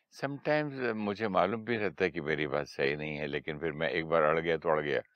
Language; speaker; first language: Hindi; native; Hindi